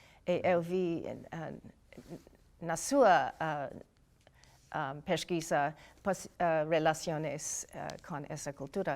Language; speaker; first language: Portuguese; non-native, learner; English